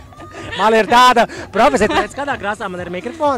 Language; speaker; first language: Latvian; native; Latvian